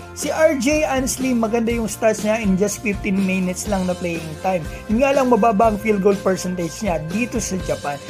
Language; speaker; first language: Filipino; native; Filipino